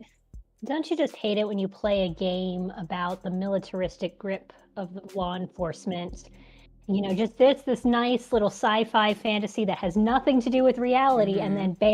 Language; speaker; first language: English; native; English